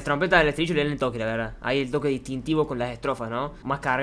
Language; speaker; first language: Spanish; native; Spanish